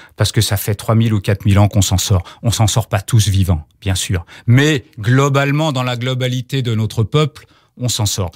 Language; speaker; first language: French; native; French